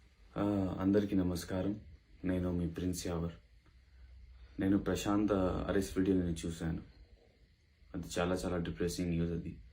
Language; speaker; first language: Telugu; non-native, local second language; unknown